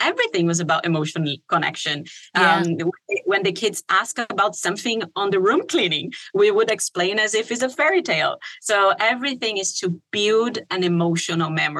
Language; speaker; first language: English; non-native, fluent; Portuguese